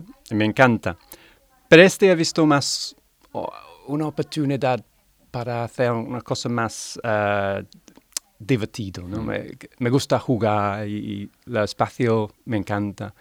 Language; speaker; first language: Spanish; non-native, learner; English